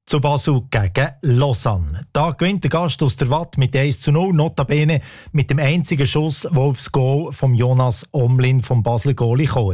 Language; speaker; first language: German; native; German